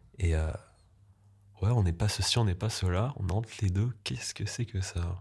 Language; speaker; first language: French; native; French